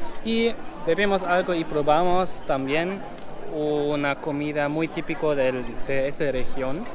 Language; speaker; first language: Spanish; non-native, fluent; German